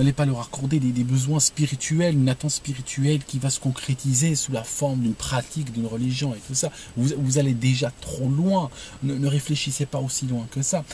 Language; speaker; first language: French; non-native, local second language; Arabic